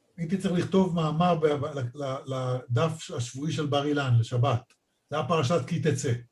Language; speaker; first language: Hebrew; native; Hebrew